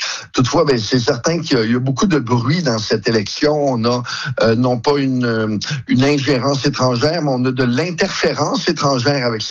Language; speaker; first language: French; native; French